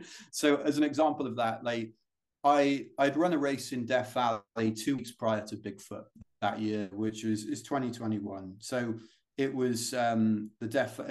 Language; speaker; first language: English; native; English